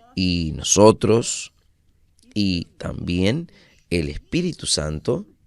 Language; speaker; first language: Spanish; non-native, fluent; Portuguese